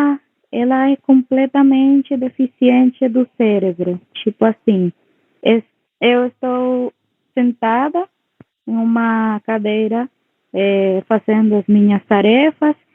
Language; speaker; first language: Portuguese; non-native, local second language; Spanish